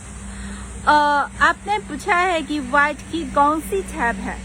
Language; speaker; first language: Urdu; non-native, fluent; Chinese